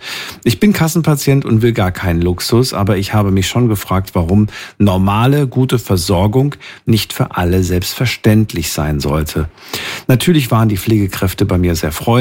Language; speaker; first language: German; native; German